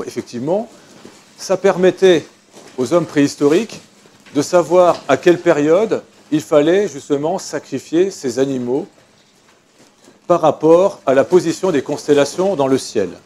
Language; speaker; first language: French; native; French